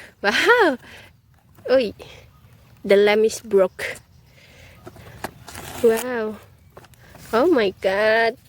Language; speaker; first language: English; non-native, learner; Indonesian